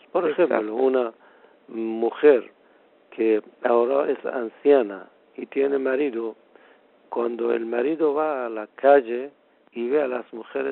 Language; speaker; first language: Spanish; non-native, fluent; Persian